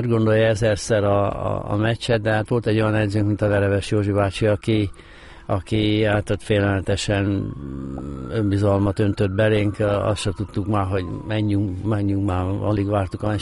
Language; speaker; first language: Hungarian; native; Hungarian